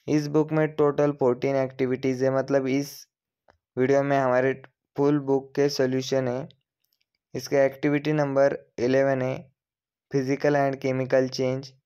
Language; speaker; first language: Hindi; non-native, local second language; Marathi